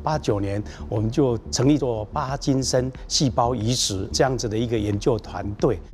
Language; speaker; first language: Chinese; native; Chinese